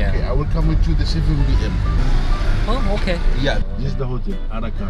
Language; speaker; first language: English; non-native, learner; Arabic